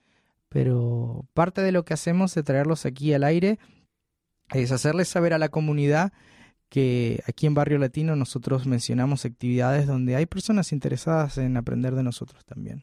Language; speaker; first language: Spanish; native; Spanish